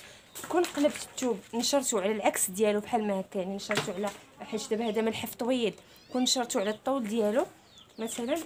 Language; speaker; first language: Arabic; native; Arabic